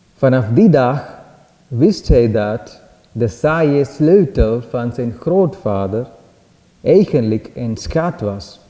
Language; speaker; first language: Dutch; non-native, fluent; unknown